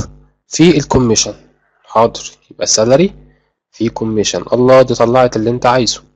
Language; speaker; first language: Arabic; native; Arabic